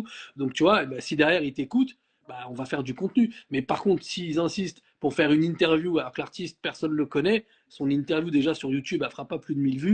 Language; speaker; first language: French; native; French